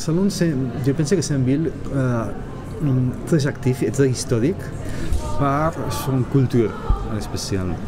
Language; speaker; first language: French; non-native, learner; Catalan